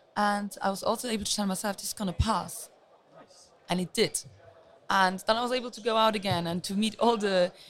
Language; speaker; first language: English; non-native, fluent; Luxembourgish